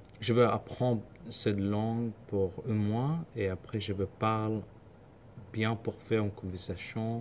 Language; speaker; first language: French; non-native, learner; Somali